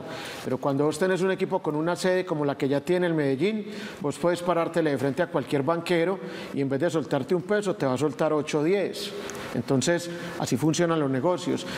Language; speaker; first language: Spanish; native; Spanish